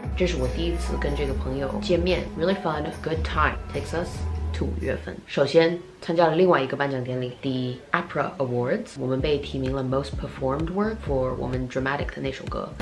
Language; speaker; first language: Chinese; early bilingual, heritage; Chinese